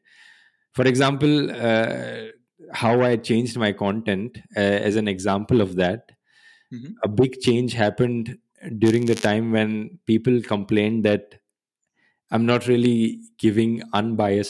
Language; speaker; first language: English; non-native, local second language; Hindi